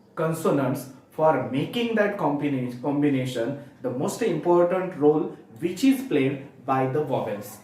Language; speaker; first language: English; non-native, local second language; Marathi